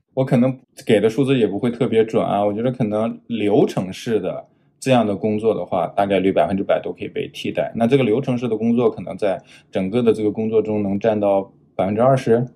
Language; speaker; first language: Chinese; native; Chinese